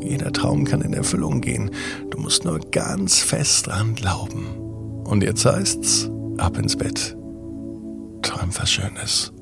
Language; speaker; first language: German; native; German